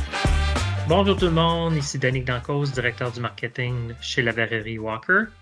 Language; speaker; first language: French; native; French